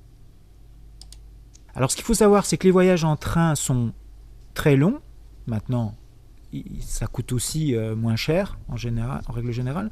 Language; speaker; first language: French; native; French